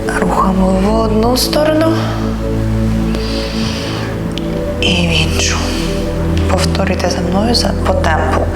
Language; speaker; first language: Ukrainian; native; Ukrainian